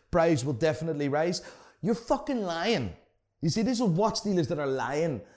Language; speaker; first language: English; non-native, fluent; Dutch